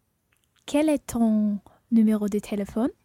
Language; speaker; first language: French; non-native, learner; English